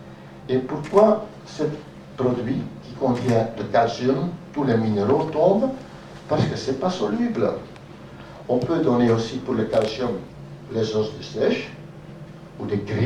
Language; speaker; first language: French; non-native, local second language; Dutch